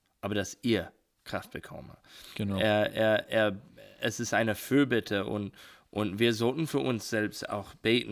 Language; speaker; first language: German; non-native, learner; English